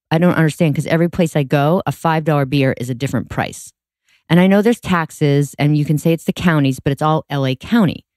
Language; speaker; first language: English; native; English